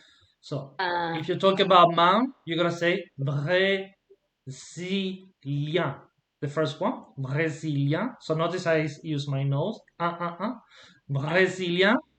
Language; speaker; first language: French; non-native, fluent; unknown